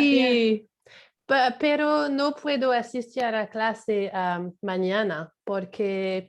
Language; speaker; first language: Spanish; non-native, learner; English